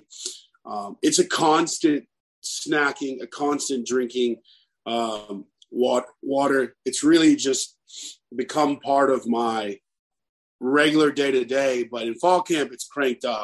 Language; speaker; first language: English; native; English